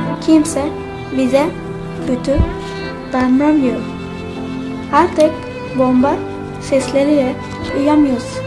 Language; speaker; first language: Turkish; early bilingual, other home language; Arabic